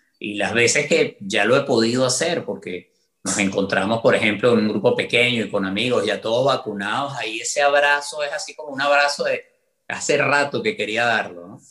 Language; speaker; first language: Spanish; native; Spanish